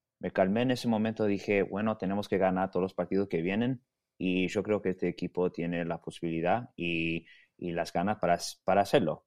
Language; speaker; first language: Spanish; early bilingual, heritage; Spanish